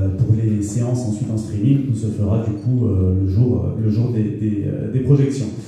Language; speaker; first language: French; native; French